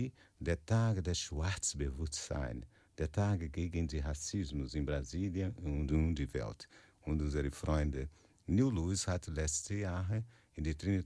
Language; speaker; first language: German; non-native, learner; Portuguese